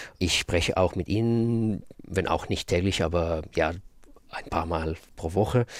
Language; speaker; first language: German; non-native, fluent; Russian